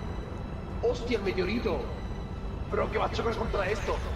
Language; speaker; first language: Spanish; native; Spanish